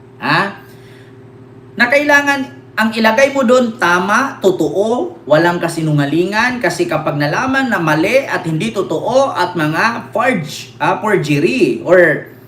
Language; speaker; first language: Filipino; native; Filipino